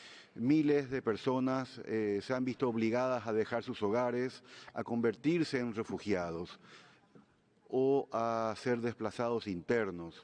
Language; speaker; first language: Spanish; native; Spanish